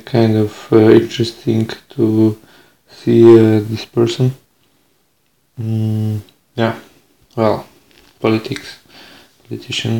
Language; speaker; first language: English; non-native, fluent; Polish